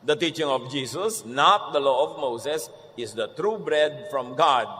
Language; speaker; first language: English; non-native, local second language; Filipino